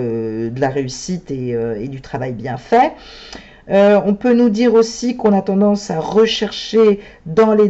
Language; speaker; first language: French; native; French